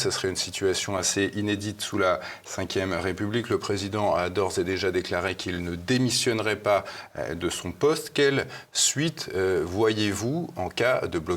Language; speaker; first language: French; native; French